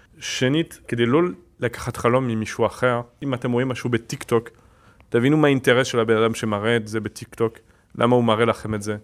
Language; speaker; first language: Hebrew; non-native, fluent; French